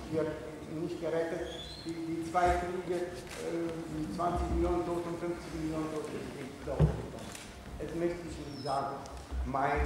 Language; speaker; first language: German; non-native, fluent; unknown